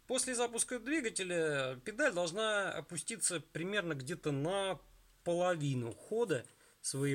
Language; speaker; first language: Russian; native; Russian